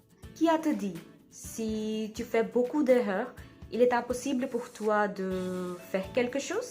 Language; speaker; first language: French; non-native, learner; Hindi